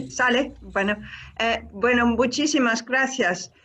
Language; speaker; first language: Spanish; non-native, fluent; English